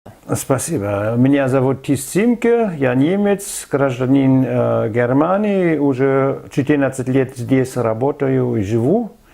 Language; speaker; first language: Russian; non-native, fluent; German